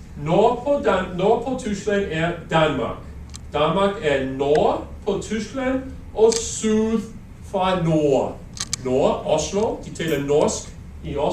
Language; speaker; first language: Danish; non-native, learner; English